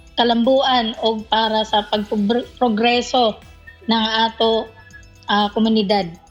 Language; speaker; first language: Cebuano; native; Cebuano